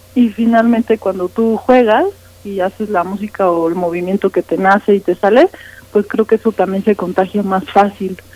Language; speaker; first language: Spanish; native; Spanish